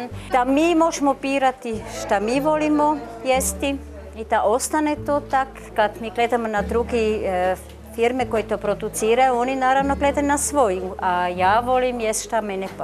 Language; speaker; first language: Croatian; non-native, learner; German